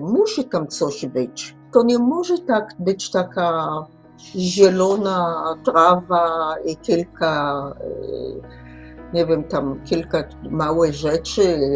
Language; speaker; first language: Polish; early bilingual, heritage; Polish